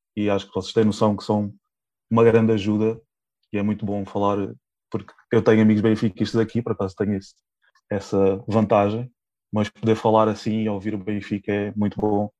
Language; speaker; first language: Portuguese; native; Portuguese